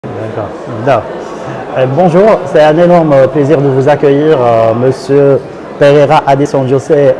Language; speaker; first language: French; non-native, local second language; Arabic